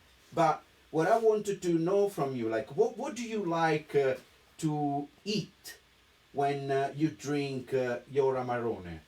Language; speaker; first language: English; non-native, fluent; Italian